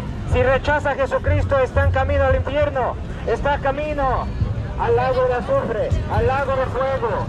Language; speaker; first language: Spanish; early bilingual, heritage; Spanish